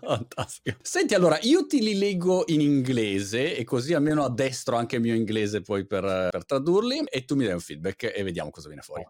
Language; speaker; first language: Italian; native; Italian